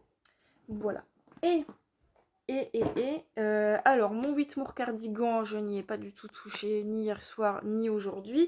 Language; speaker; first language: French; native; French